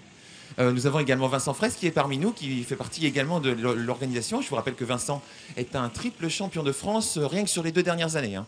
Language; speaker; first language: French; native; French